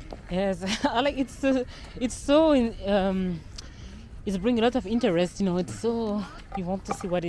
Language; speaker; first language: English; non-native, learner; French